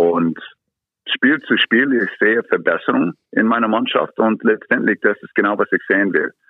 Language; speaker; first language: German; non-native, fluent; English